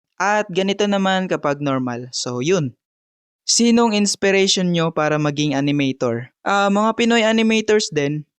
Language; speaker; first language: Filipino; non-native, local second language; Bikol